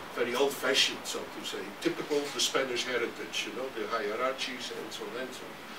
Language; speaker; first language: English; non-native, fluent; Dutch